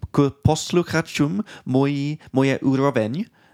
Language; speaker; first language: Czech; non-native, learner; English